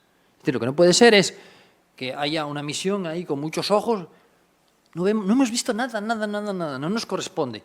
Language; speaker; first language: Spanish; native; Spanish